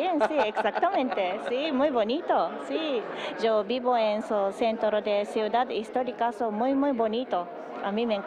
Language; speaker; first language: Spanish; non-native, learner; Japanese